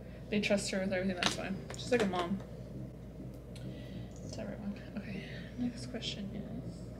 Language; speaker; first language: English; early bilingual, other home language; Spanish